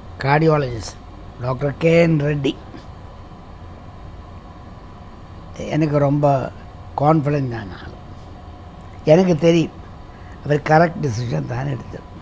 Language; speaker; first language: Tamil; non-native, local second language; Malayalam